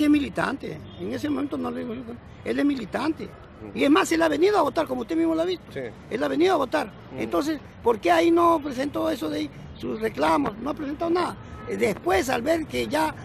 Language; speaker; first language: Spanish; native; Spanish